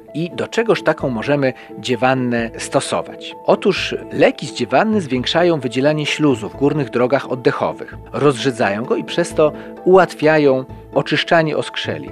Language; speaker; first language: Polish; native; Polish